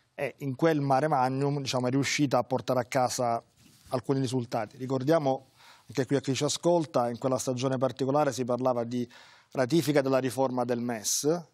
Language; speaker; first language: Italian; native; Italian